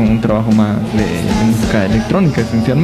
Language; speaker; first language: Spanish; native; Spanish